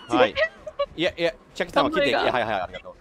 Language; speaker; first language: Japanese; non-native, learner; English